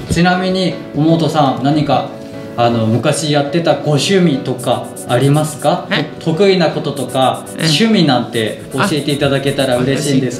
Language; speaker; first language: Japanese; native; Japanese